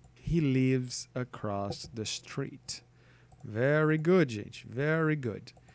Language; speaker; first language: English; non-native, fluent; Portuguese